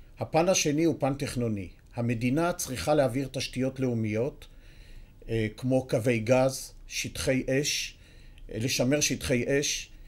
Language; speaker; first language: Hebrew; native; Hebrew